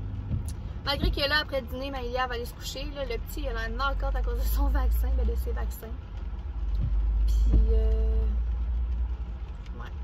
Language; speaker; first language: French; native; French